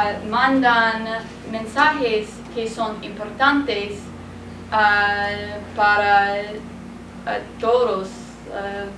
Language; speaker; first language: Spanish; non-native, learner; English